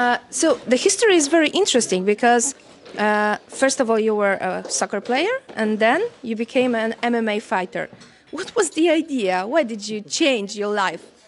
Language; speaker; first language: English; non-native, fluent; Polish